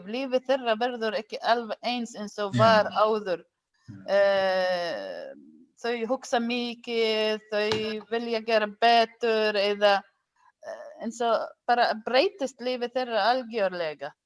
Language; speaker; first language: Icelandic; non-native, learner; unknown